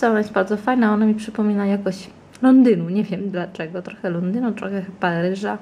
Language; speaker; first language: Polish; early bilingual, heritage; Italian